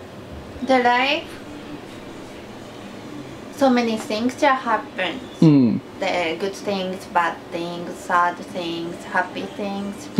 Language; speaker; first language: English; non-native, fluent; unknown